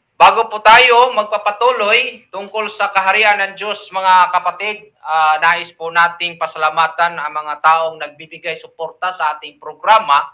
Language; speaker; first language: Filipino; non-native, local second language; Cebuano